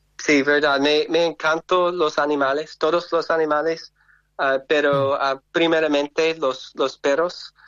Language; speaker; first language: Spanish; non-native, learner; English